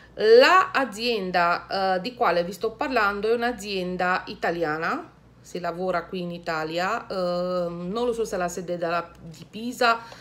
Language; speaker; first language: Italian; non-native, fluent; Romanian